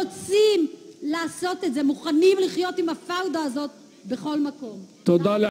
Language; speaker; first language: Hebrew; native; Hebrew